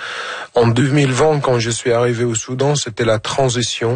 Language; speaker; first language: French; non-native, fluent; Arabic